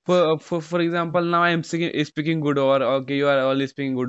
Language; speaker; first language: English; non-native, local second language; Hindi